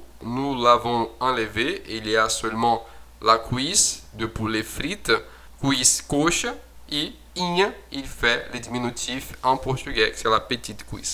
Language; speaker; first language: French; non-native, fluent; Portuguese